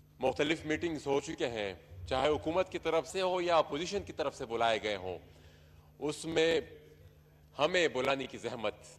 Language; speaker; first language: Urdu; non-native, local second language; Pashto